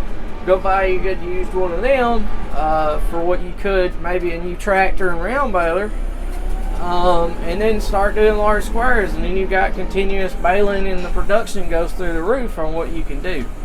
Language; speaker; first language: English; native; English